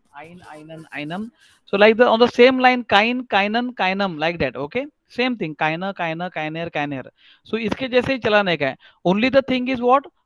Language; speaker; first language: Hindi; non-native, local second language; Marathi